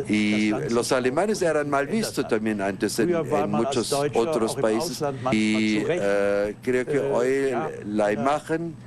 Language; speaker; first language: Spanish; non-native, fluent; German